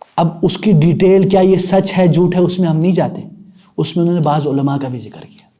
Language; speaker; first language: Urdu; non-native, local second language; Punjabi